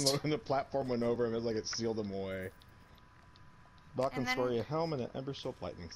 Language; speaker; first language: English; native; English